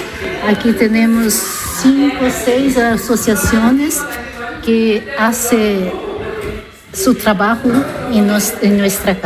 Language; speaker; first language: Spanish; non-native, fluent; Italian